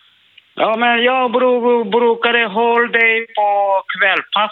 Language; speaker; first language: Swedish; non-native, learner; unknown